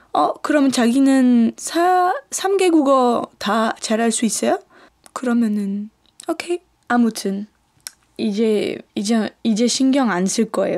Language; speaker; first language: Korean; non-native, fluent; French